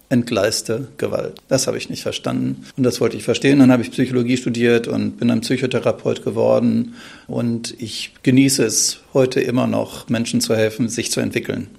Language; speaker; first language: German; native; German